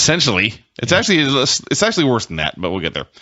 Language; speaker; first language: English; native; English